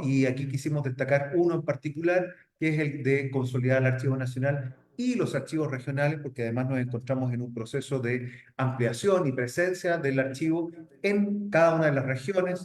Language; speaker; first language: Spanish; native; Spanish